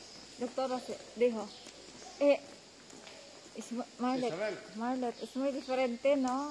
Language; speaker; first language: Spanish; non-native, learner; Filipino